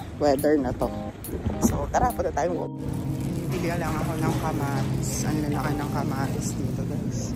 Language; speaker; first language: Filipino; native; Filipino